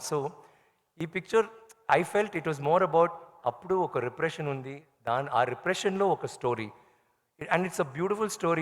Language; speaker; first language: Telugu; non-native, learner; Tamil